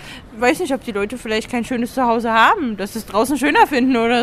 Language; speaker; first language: German; native; German